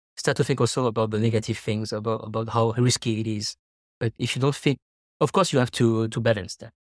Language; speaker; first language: English; non-native, fluent; French